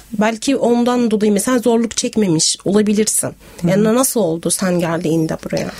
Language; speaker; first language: Turkish; non-native, fluent; Arabic